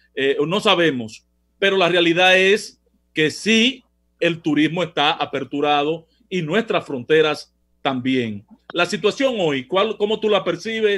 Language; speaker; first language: Spanish; native; Spanish